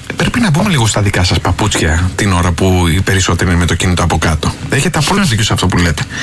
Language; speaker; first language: Greek; native; Greek